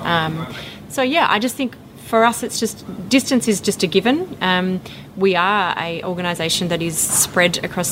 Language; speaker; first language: English; native; English